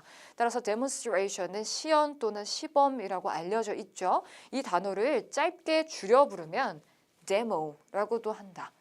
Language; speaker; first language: Korean; native; Korean